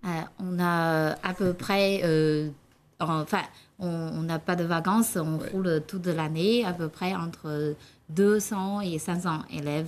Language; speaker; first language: French; non-native, learner; Chinese